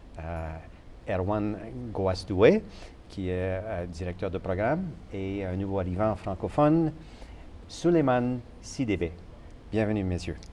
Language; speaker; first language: French; native; French